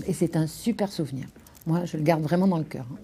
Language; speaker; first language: French; native; French